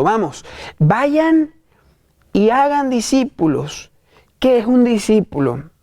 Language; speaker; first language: Spanish; native; Spanish